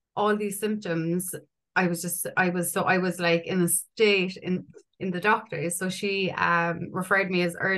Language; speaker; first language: English; native; English